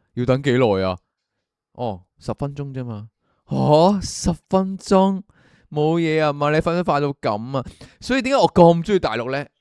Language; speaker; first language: Cantonese; native; Cantonese